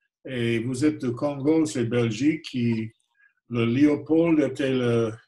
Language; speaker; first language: French; non-native, fluent; English